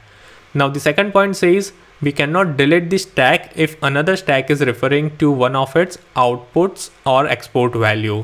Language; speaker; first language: English; non-native, local second language; Hindi